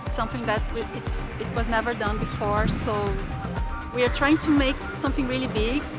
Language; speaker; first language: English; non-native, fluent; Portuguese